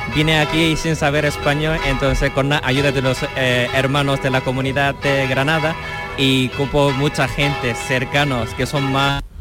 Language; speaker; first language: Spanish; non-native, learner; Korean